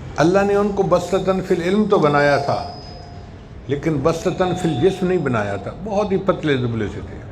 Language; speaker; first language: Urdu; non-native, local second language; Punjabi